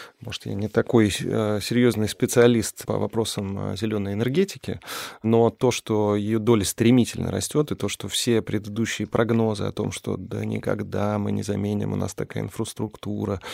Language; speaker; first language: Russian; native; Russian